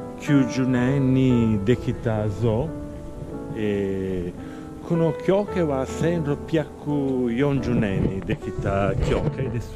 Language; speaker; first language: Japanese; non-native, learner; Italian